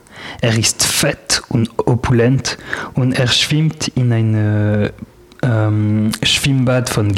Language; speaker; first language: German; non-native, learner; French